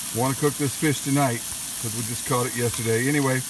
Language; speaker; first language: English; native; English